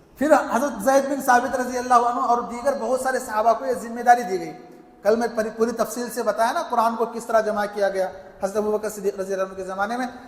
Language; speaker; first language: Urdu; native; Urdu